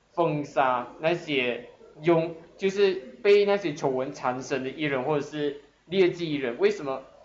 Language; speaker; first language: Chinese; native; Chinese